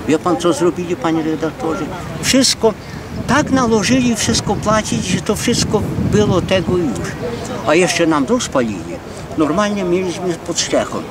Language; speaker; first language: Polish; early bilingual, heritage; Polish